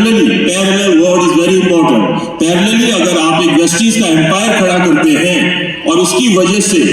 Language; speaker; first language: Hindi; native; Hindi